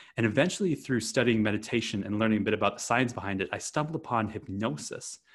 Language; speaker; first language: English; native; English